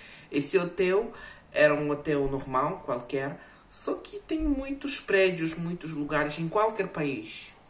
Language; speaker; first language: Portuguese; non-native, fluent; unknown